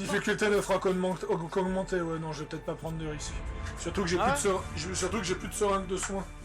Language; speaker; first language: French; native; French